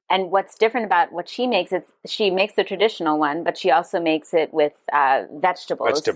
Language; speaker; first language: English; non-native, fluent; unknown